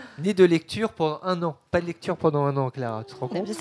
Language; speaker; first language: French; native; French